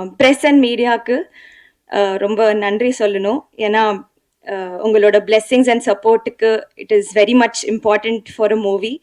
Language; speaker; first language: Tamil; non-native, learner; Telugu